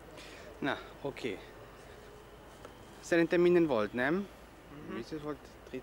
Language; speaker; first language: Hungarian; non-native, learner; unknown